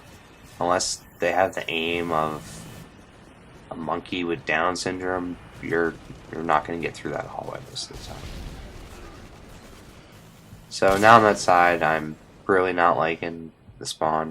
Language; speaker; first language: English; native; English